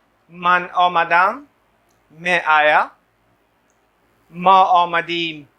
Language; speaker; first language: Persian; non-native, fluent; Urdu